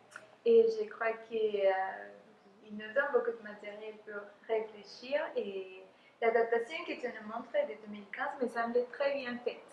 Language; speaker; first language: French; non-native, fluent; Spanish